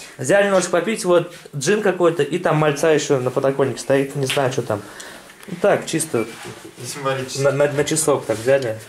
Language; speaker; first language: Russian; native; Russian